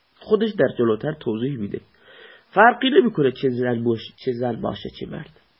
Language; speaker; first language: Persian; non-native, local second language; Baluchi